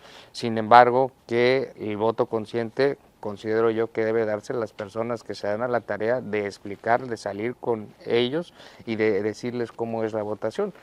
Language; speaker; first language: Spanish; native; Spanish